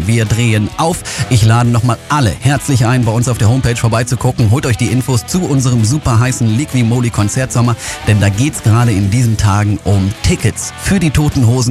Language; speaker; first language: German; native; German